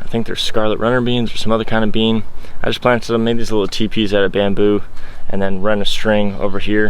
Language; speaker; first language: English; native; English